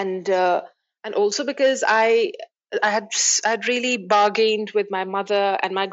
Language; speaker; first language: English; non-native, local second language; Kashmiri